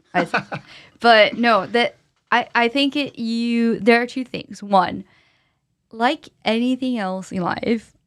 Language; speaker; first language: English; non-native, fluent; Portuguese